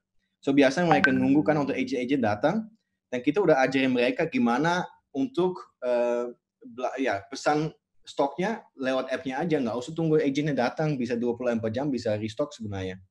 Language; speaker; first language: Indonesian; non-native, fluent; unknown